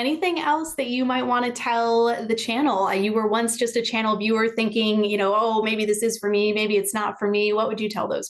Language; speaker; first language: English; native; English